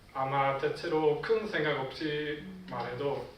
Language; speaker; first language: Korean; non-native, fluent; Swedish